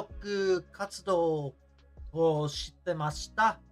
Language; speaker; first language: Japanese; non-native, learner; English